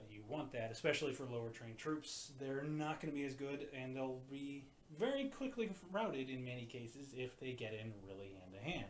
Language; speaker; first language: English; native; English